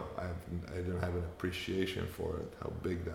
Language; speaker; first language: English; non-native, fluent; Romanian